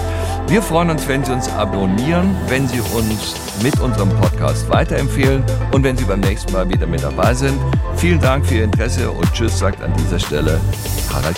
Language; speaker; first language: German; native; German